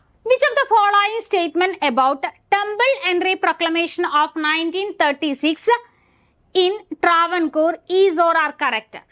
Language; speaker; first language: English; non-native, local second language; Malayalam